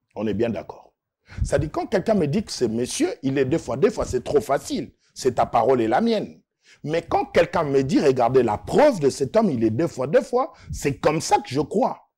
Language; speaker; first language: French; non-native, local second language; Lingala